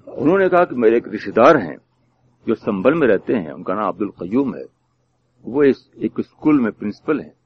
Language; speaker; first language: Urdu; native; Urdu